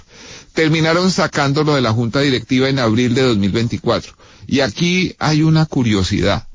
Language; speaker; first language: Spanish; native; Spanish